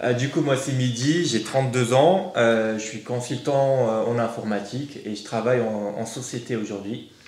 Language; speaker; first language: French; non-native, local second language; Arabic